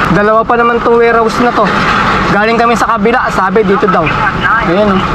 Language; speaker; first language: Filipino; native; Filipino